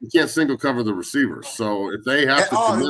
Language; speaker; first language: English; native; English